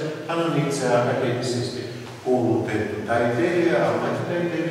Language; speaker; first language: Finnish; non-native, learner; Russian